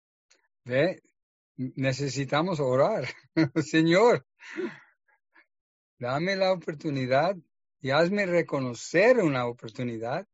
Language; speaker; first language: Spanish; non-native, fluent; English